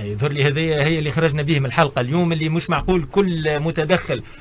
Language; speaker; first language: Arabic; native; Arabic